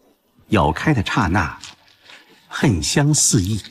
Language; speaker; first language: Chinese; native; Chinese